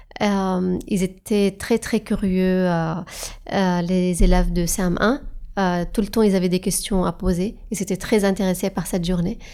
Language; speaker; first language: French; non-native, fluent; Arabic